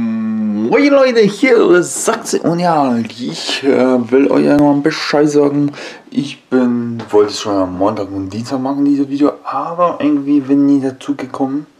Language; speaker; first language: German; non-native, learner; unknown